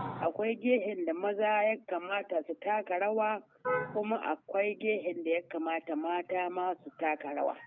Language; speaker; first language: Hausa; native; Hausa